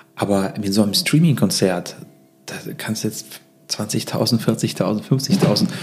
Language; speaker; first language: German; early bilingual, other home language; Russian